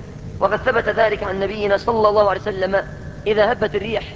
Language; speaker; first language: Arabic; native; Arabic